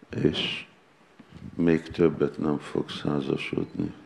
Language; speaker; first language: Hungarian; non-native, learner; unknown